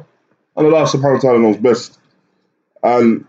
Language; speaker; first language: English; native; English